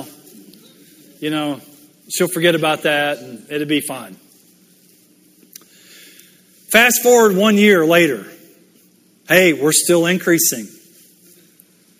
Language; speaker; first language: English; native; English